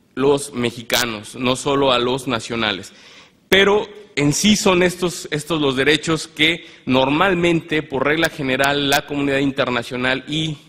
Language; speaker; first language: Spanish; native; Spanish